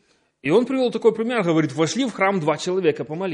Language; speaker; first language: Polish; non-native, learner; Russian